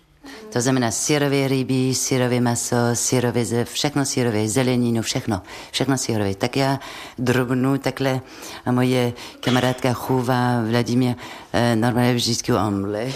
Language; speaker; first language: Czech; non-native, fluent; French